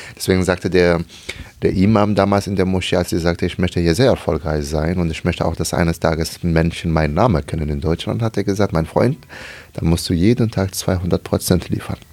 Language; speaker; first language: German; non-native, fluent; Arabic